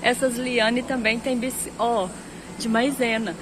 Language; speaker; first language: Portuguese; native; Portuguese